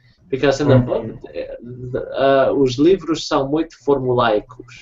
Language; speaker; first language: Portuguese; non-native, fluent; English